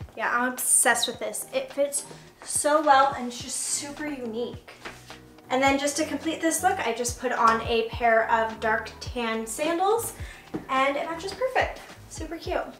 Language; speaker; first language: English; native; English